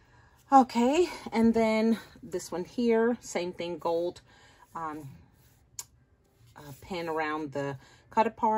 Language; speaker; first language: English; native; English